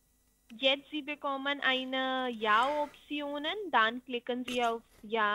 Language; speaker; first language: German; non-native, learner; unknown